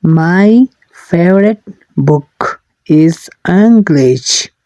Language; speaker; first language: English; non-native, learner; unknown